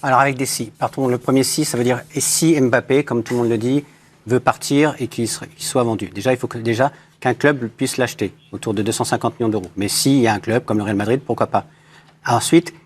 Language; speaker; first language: French; native; French